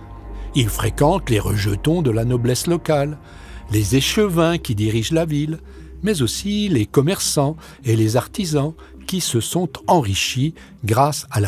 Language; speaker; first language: French; native; French